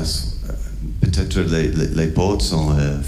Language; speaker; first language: French; non-native, learner; English